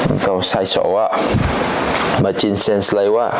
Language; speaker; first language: Japanese; non-native, learner; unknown